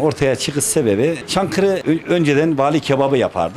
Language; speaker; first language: Turkish; native; Turkish